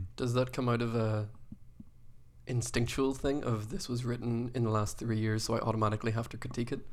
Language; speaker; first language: English; native; English